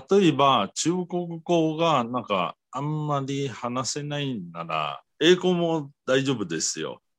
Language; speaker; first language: Japanese; non-native, learner; Chinese